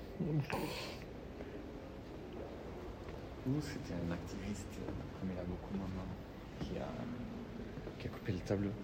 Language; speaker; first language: French; non-native, learner; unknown